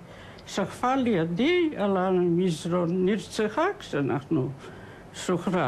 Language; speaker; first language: Hebrew; non-native, fluent; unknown